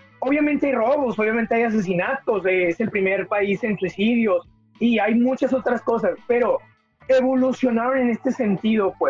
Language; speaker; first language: Spanish; native; Spanish